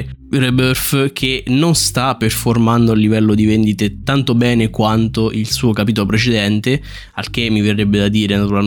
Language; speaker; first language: Italian; native; Italian